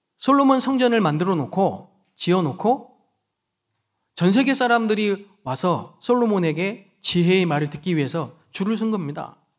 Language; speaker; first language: Korean; native; Korean